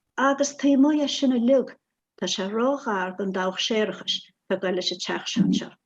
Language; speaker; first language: Irish; native; Irish